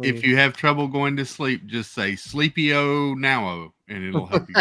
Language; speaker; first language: English; native; English